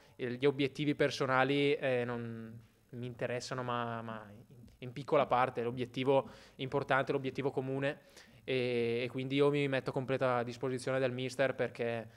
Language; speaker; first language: Italian; native; Italian